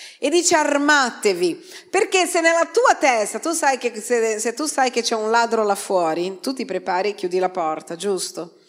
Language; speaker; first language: Italian; non-native, fluent; Portuguese